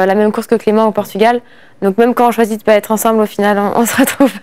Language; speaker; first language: French; native; French